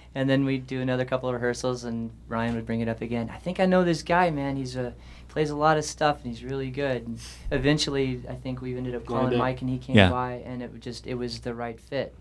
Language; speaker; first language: English; native; English